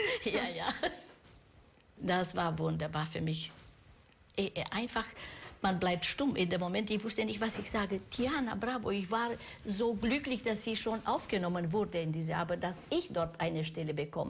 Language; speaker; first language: German; non-native, fluent; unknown